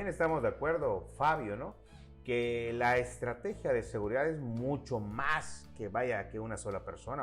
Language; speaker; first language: Spanish; native; Spanish